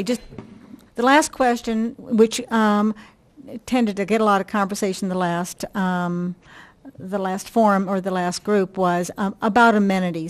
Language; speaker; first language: English; native; English